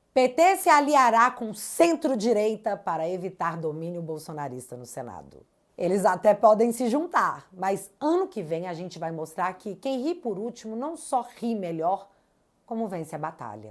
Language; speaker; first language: Portuguese; native; Portuguese